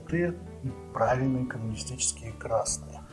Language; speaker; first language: Russian; native; Russian